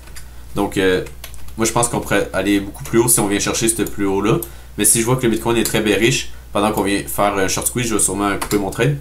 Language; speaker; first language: French; native; French